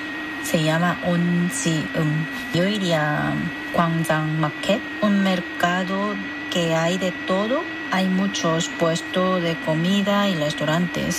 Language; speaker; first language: Spanish; non-native, fluent; Korean